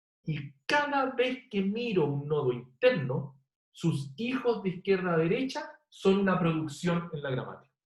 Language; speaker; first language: Spanish; native; Spanish